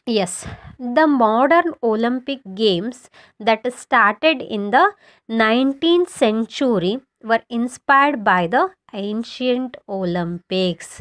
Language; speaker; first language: English; non-native, local second language; Kannada